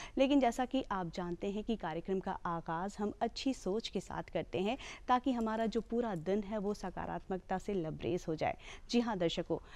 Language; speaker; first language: Hindi; native; Hindi